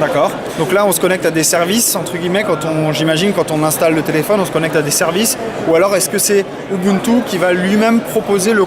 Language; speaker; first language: French; native; French